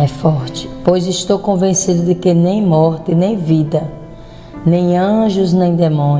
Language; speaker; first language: Portuguese; native; Portuguese